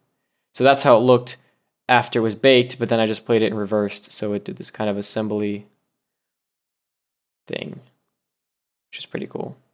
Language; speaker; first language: English; native; English